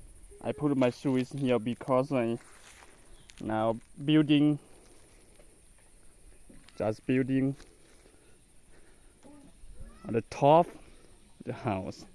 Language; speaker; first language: English; non-native, learner; Hmong